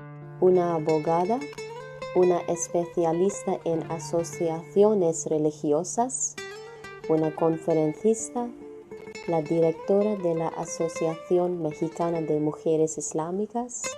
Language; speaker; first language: Spanish; non-native, fluent; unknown